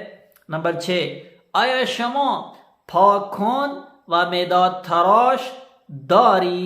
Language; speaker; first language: Persian; non-native, fluent; Urdu